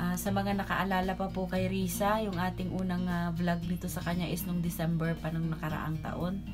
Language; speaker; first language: Filipino; non-native, local second language; Hiligaynon